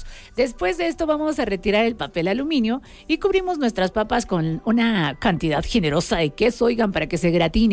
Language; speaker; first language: Spanish; native; Spanish